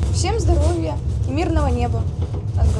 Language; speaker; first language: Russian; native; Russian